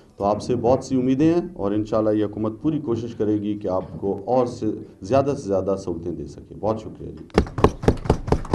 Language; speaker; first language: Urdu; non-native, local second language; Pashto